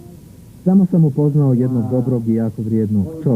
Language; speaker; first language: Bosnian; native; Bosnian